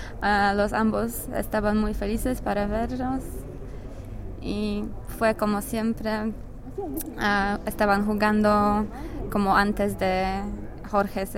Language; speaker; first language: Spanish; non-native, learner; English